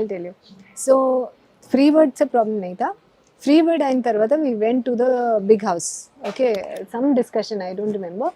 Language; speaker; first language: Telugu; non-native, learner; Hindi